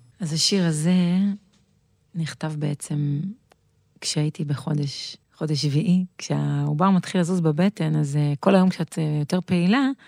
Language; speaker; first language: Hebrew; native; Hebrew